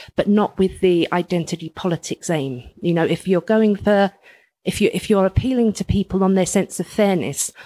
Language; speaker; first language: English; native; English